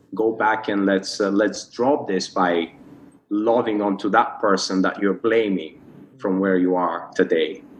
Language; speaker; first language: English; non-native, fluent; Bulgarian